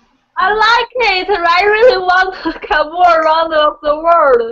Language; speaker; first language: English; non-native, learner; Chinese